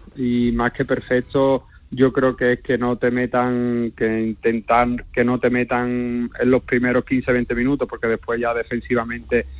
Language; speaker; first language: Spanish; native; Spanish